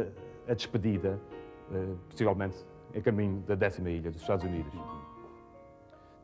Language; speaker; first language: Portuguese; native; Portuguese